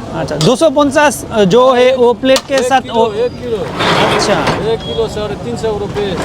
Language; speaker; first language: Hindi; non-native, learner; Bangla